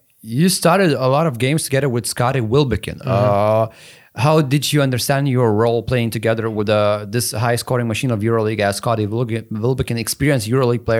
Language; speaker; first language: English; non-native, fluent; Lithuanian